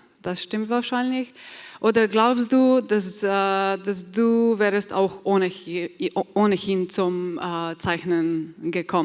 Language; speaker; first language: German; non-native, fluent; Slovenian